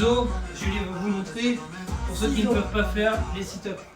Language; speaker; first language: French; native; French